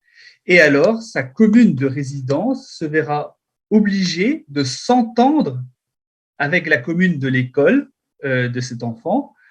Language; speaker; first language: French; native; French